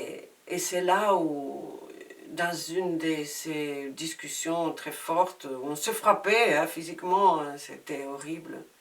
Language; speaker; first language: French; non-native, fluent; Spanish